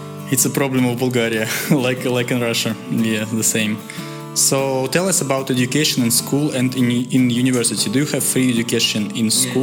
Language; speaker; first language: English; non-native, learner; Russian